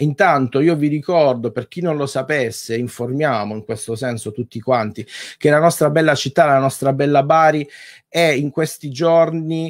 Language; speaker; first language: Italian; native; Italian